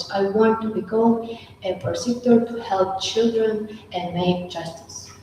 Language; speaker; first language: English; non-native, learner; Russian